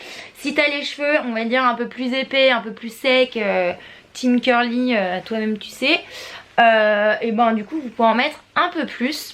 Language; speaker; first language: French; native; French